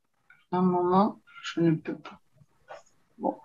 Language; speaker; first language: French; non-native, learner; Spanish